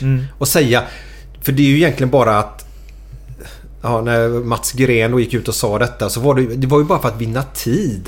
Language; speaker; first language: Swedish; native; Swedish